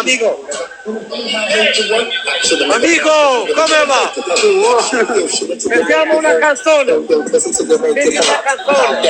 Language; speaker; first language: Italian; non-native, learner; Albanian